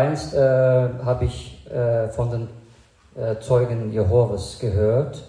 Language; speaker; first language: German; non-native, fluent; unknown